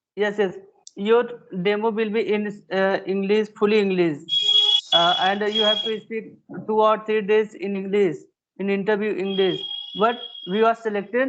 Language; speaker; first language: English; non-native, learner; Hindi